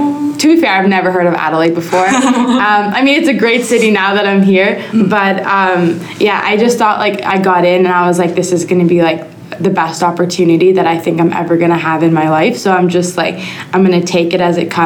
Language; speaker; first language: English; native; English